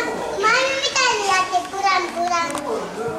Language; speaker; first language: Japanese; native; Japanese